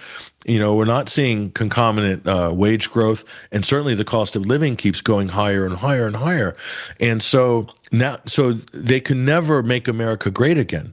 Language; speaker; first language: English; native; English